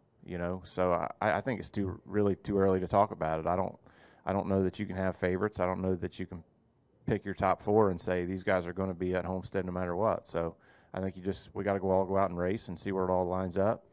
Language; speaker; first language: English; native; English